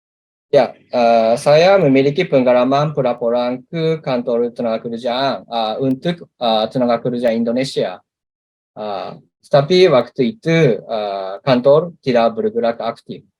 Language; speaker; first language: Indonesian; non-native, learner; Japanese